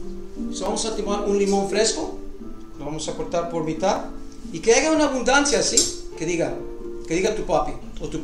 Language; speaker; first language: Spanish; early bilingual, other home language; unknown